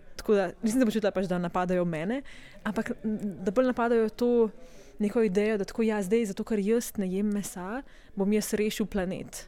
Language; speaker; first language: Slovenian; native; Slovenian